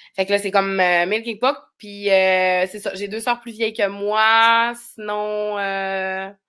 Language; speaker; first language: French; native; French